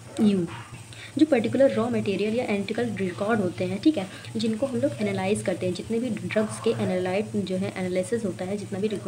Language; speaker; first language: Hindi; native; Hindi